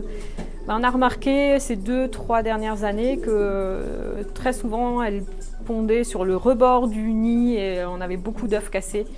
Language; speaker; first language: French; native; French